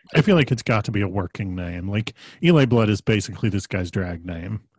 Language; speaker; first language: English; native; English